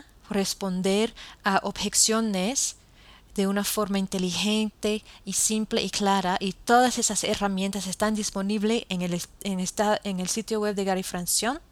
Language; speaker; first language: Spanish; non-native, fluent; English